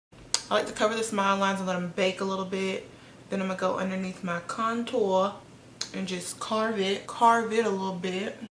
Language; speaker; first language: English; native; English